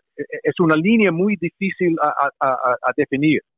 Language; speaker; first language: Spanish; non-native, fluent; English